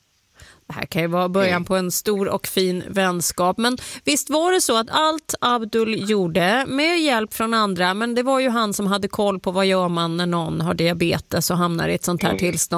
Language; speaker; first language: Swedish; native; Swedish